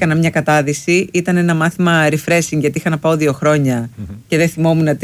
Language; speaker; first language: Greek; native; Greek